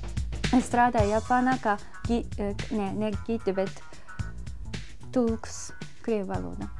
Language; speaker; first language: Latvian; non-native, fluent; Japanese